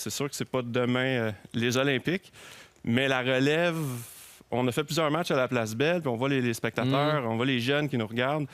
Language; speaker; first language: French; native; French